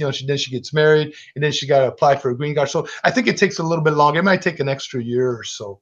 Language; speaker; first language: English; native; English